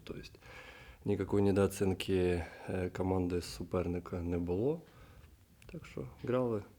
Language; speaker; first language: Ukrainian; non-native, local second language; Russian